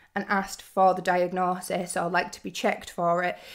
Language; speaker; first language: English; native; English